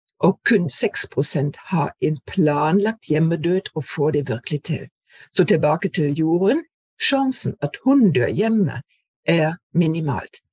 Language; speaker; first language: Norwegian; non-native, fluent; German